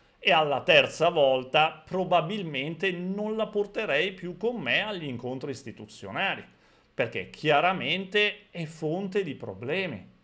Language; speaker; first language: Italian; native; Italian